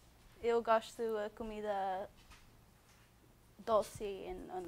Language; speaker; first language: Portuguese; non-native, learner; English